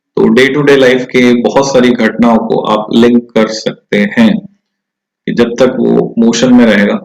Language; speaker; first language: Hindi; native; Hindi